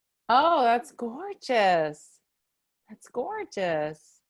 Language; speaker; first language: English; native; English